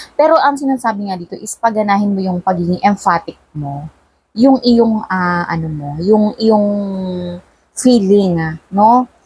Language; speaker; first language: Filipino; non-native, local second language; Cebuano